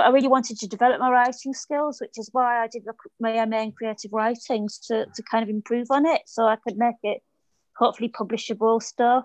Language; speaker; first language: English; native; English